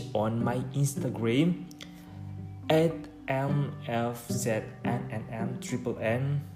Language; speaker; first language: English; non-native, learner; Indonesian